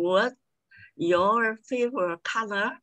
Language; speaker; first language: English; non-native, learner; Chinese